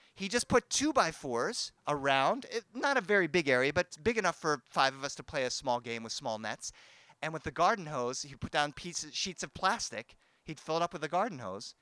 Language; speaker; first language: English; native; English